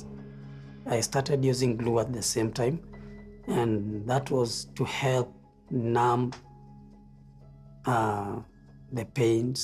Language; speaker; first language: English; non-native, local second language; Swahili